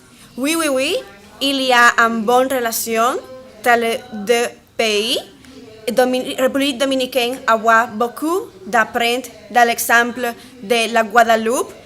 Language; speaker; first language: French; non-native, learner; Spanish